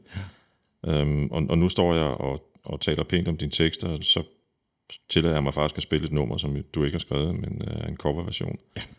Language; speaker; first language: Danish; native; Danish